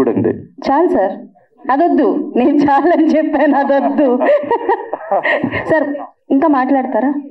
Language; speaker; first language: Telugu; native; Telugu